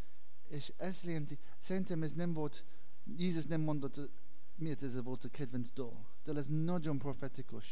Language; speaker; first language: Hungarian; non-native, learner; English